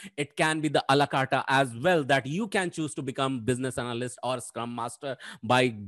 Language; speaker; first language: English; non-native, local second language; Hindi